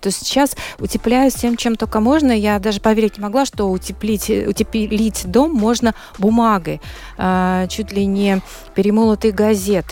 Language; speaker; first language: Russian; native; Russian